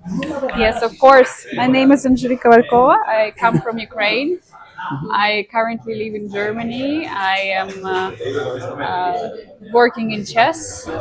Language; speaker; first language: English; non-native, fluent; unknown